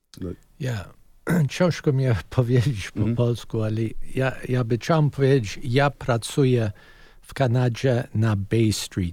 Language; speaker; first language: Polish; early bilingual, heritage; Polish